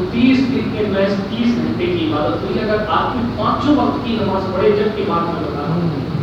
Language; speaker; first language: Urdu; native; Urdu